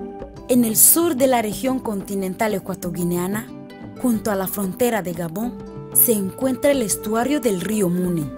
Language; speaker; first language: Spanish; native; Spanish